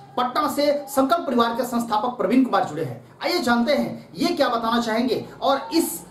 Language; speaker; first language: Hindi; native; Hindi